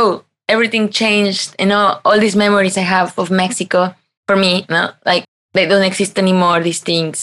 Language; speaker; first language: English; non-native, fluent; Spanish